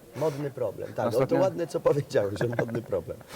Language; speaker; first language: Polish; native; Polish